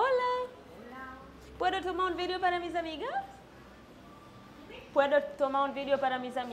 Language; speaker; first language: Spanish; non-native, learner; Swahili